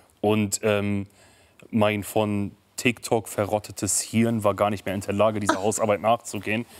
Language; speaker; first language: German; early bilingual, other home language; Kurdish